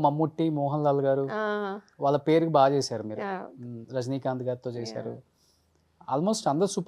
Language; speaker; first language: Telugu; native; Telugu